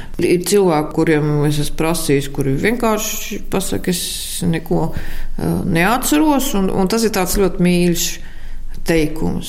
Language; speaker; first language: Latvian; native; Latvian